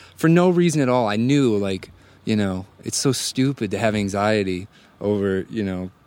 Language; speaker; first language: English; native; English